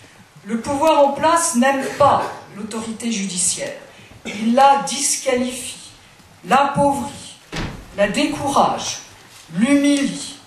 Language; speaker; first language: French; native; French